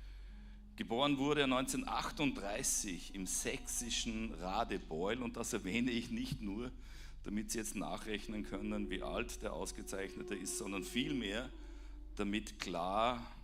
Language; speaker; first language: German; native; German